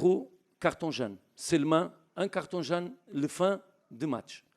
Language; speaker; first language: French; non-native, learner; Portuguese